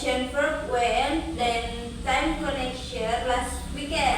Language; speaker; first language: English; non-native, learner; Indonesian